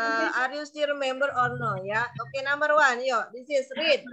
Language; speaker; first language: English; non-native, learner; Indonesian